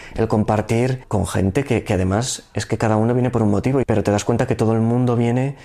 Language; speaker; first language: Spanish; native; Spanish